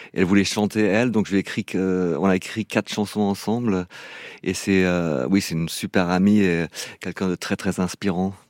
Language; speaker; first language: French; non-native, fluent; English